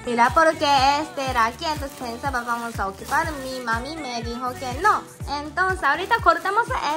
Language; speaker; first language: Spanish; non-native, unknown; Japanese